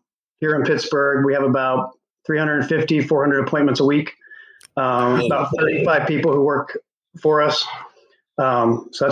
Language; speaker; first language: English; native; English